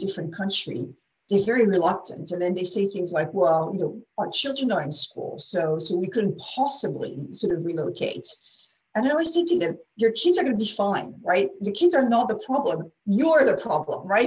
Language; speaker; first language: English; non-native, fluent; French